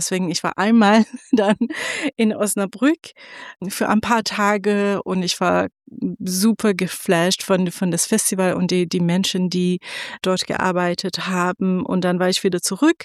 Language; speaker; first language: German; non-native, fluent; Persian